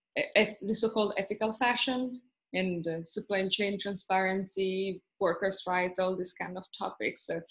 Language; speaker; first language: English; non-native, fluent; Italian